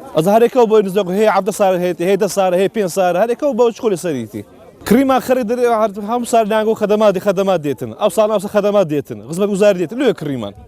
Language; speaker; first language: Central Kurdish; native; Central Kurdish